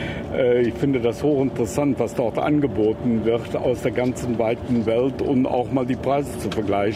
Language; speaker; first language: German; native; German